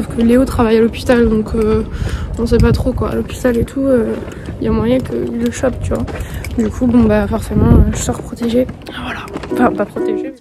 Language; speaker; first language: French; native; French